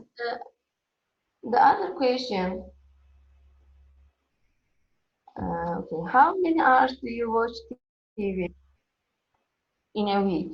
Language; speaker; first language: English; non-native, fluent; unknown